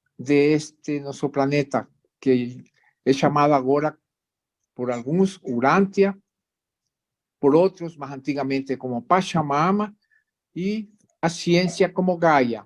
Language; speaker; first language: Portuguese; non-native, fluent; Spanish